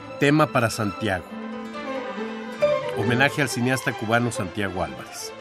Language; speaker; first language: Spanish; native; Spanish